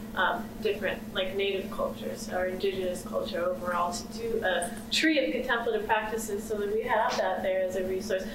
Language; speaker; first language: English; native; English